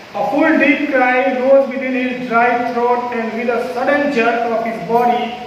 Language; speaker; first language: English; non-native, local second language; Hindi